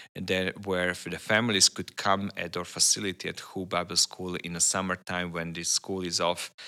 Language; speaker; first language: English; non-native, learner; Serbian